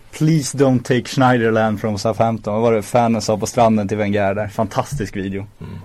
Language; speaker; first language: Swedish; native; Swedish